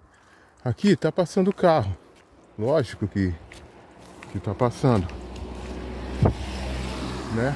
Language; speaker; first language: Portuguese; native; Portuguese